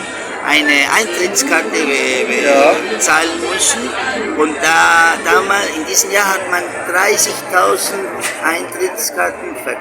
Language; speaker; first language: German; early bilingual, heritage; Spanish